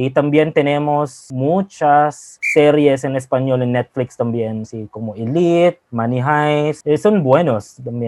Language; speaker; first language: Spanish; non-native, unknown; Filipino